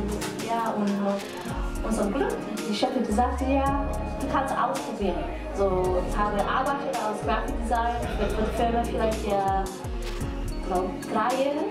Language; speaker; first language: German; non-native, learner; Cantonese